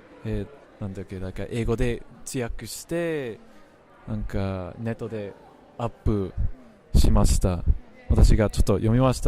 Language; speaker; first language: Japanese; non-native, fluent; English